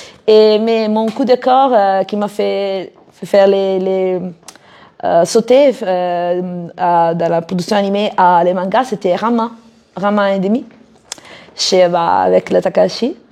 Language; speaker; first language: French; non-native, fluent; Italian